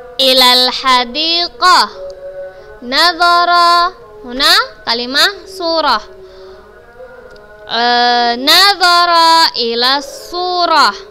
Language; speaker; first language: Arabic; non-native, fluent; Indonesian